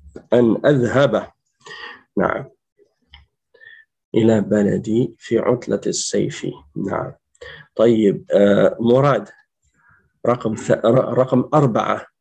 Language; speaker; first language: Arabic; non-native, fluent; French